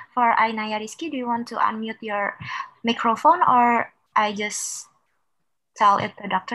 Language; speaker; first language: English; non-native, fluent; Indonesian